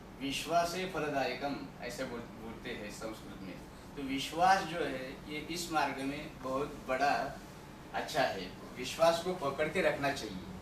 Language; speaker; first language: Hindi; non-native, local second language; Marathi